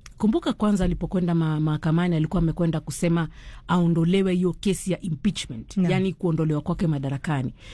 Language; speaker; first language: Swahili; native; Swahili